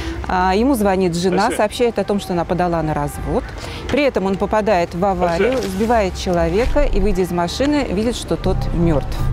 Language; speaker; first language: Russian; native; Russian